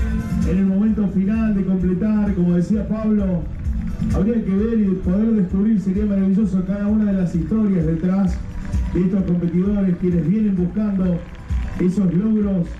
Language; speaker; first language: Spanish; native; Spanish